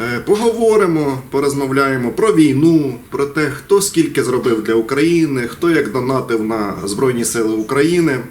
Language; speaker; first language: Ukrainian; non-native, local second language; Russian